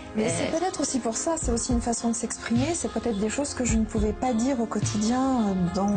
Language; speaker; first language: French; native; French